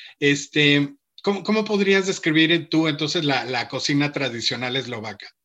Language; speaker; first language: Spanish; native; Spanish